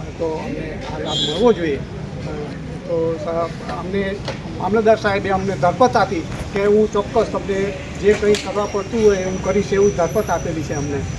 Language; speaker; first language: Gujarati; native; Gujarati